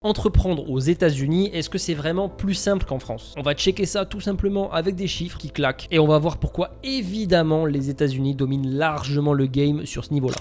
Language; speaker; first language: French; native; French